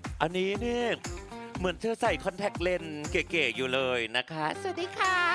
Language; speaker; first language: Thai; native; Thai